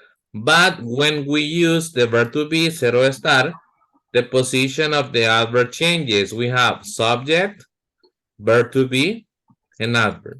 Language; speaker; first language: English; non-native, fluent; Spanish